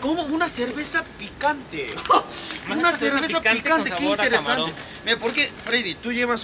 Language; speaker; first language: Spanish; non-native, fluent; Korean